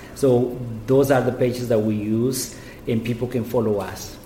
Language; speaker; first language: English; non-native, fluent; Spanish